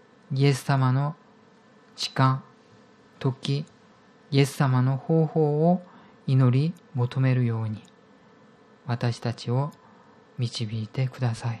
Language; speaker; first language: Japanese; non-native, fluent; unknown